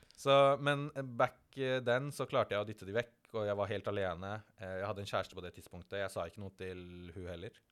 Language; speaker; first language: Norwegian; early bilingual, other home language; Tamil